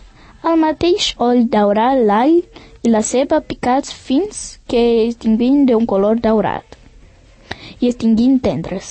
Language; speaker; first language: Catalan; early bilingual, other home language; Portuguese